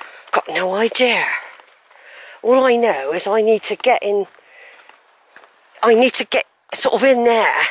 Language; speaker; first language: English; native; English